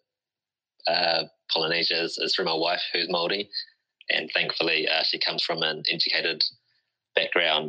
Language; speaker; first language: English; native; English